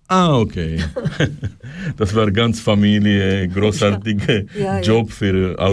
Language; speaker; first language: German; non-native, learner; Slovak